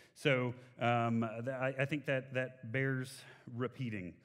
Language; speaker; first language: English; native; English